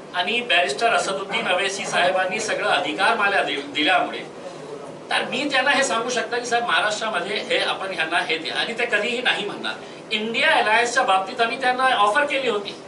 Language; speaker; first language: Marathi; non-native, local second language; Urdu